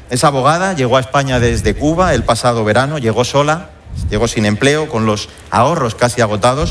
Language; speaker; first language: Spanish; native; Spanish